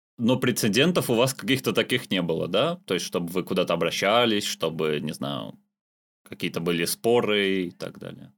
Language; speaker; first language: Russian; non-native, local second language; Armenian